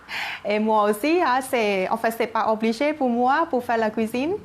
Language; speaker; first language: French; non-native, learner; Thai